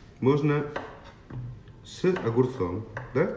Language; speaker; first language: Russian; non-native, learner; Italian